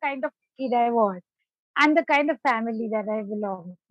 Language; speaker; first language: English; non-native, local second language; Bangla